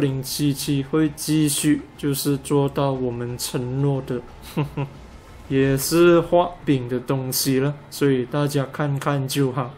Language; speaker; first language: Chinese; native; Chinese